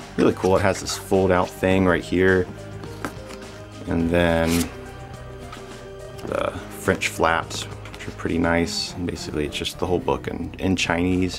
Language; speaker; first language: English; native; English